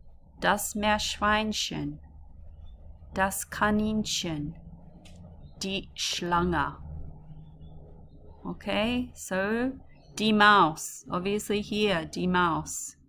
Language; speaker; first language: German; non-native, learner; English